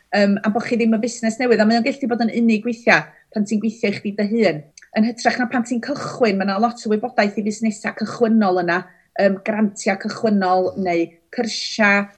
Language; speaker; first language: Welsh; native; Welsh